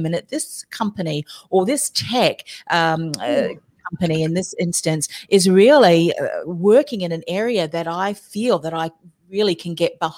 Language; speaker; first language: English; native; English